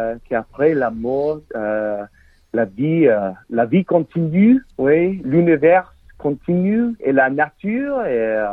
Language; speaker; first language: French; non-native, learner; English